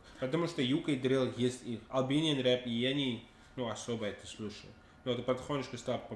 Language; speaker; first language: Russian; non-native, learner; English